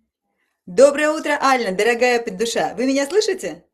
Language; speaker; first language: Russian; native; Russian